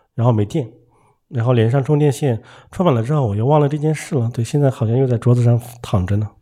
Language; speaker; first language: Chinese; native; Chinese